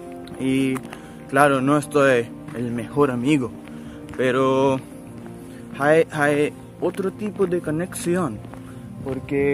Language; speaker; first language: Spanish; non-native, learner; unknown